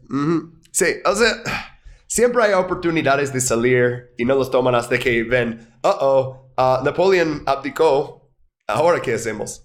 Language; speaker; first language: Spanish; non-native, fluent; English